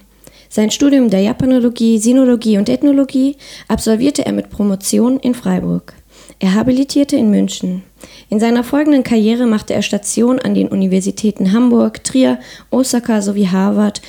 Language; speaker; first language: German; native; German